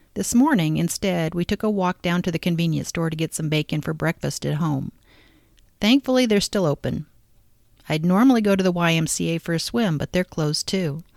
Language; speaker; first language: English; native; English